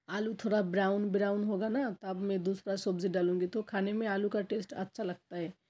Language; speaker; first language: Hindi; non-native, local second language; Bangla